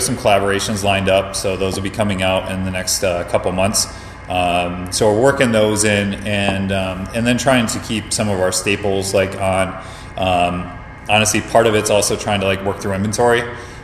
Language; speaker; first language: English; native; English